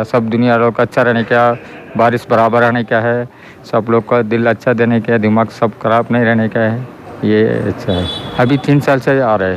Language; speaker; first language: Hindi; non-native, local second language; Tamil